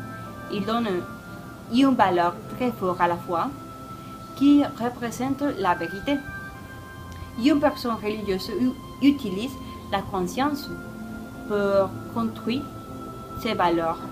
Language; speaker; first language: French; non-native, learner; Spanish